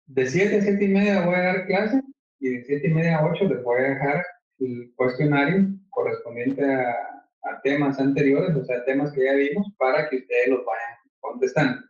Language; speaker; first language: Spanish; native; Spanish